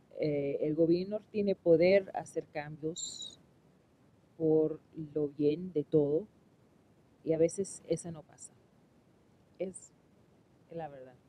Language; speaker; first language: Spanish; non-native, learner; English